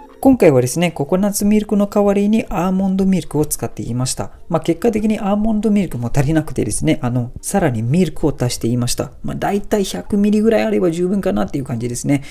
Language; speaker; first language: Japanese; non-native, fluent; Malay